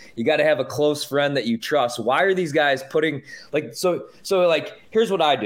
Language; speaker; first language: English; native; English